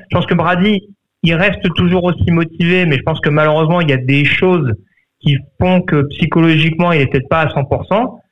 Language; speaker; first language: French; native; French